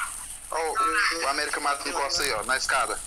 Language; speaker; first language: Portuguese; native; Portuguese